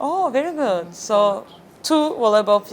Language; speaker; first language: English; non-native, fluent; Turkish